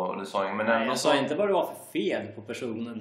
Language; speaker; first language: Swedish; native; Swedish